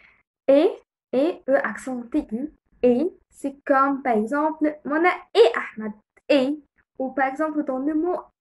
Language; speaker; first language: French; non-native, fluent; Arabic